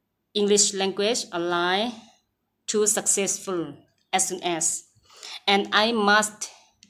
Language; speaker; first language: English; non-native, learner; Thai